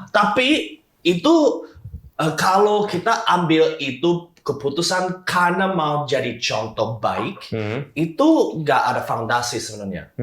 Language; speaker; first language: Indonesian; non-native, fluent; English